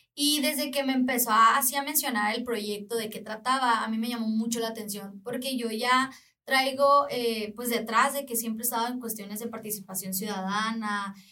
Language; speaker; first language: Spanish; native; Spanish